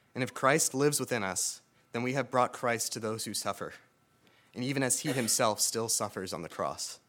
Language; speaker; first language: English; native; English